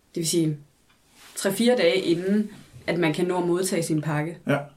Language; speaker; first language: Danish; early bilingual, other home language; English